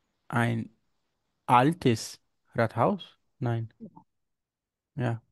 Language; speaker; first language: German; non-native, learner; Portuguese